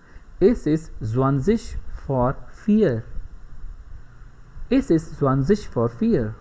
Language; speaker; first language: German; non-native, fluent; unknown